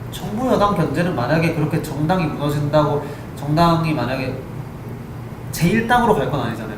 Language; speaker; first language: Korean; native; Korean